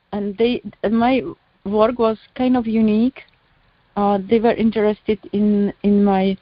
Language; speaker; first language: English; non-native, learner; Czech